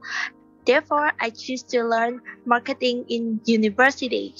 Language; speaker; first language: English; non-native, learner; Vietnamese